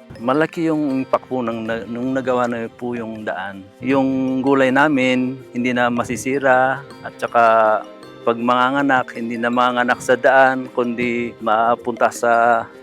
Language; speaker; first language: Filipino; non-native, local second language; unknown